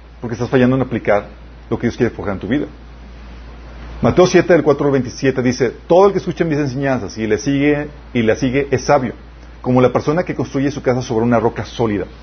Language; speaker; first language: Spanish; native; Spanish